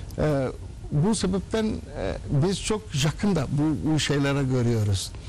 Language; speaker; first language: Turkish; non-native, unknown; Urdu